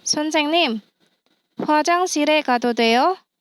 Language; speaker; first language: Korean; non-native, fluent; Indonesian